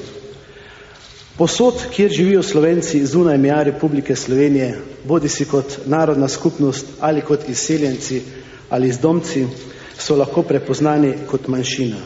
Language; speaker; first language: Slovenian; native; Slovenian